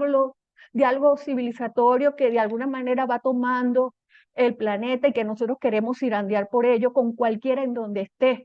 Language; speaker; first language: Spanish; native; Spanish